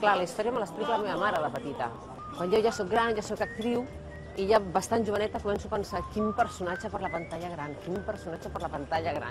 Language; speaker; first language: Catalan; native; Catalan